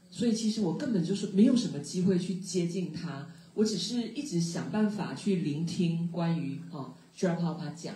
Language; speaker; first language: Chinese; native; Chinese